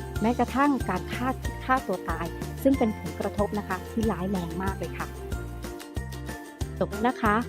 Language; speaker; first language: Thai; native; Thai